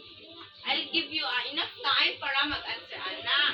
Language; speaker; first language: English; non-native, local second language; Cebuano